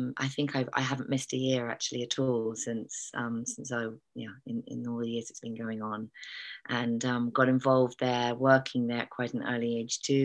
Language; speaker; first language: English; native; English